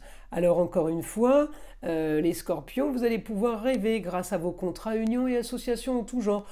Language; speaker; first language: French; native; French